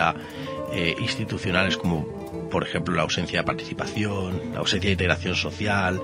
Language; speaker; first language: Spanish; native; Spanish